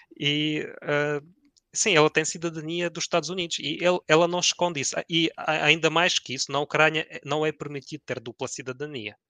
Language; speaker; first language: Portuguese; early bilingual, other home language; Ukrainian